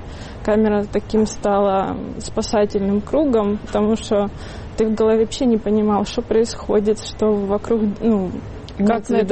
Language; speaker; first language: Russian; native; Russian